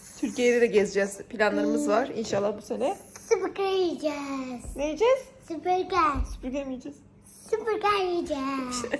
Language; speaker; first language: Turkish; early bilingual, other home language; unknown